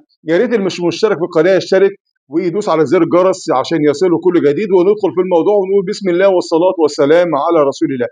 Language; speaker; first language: Arabic; native; Arabic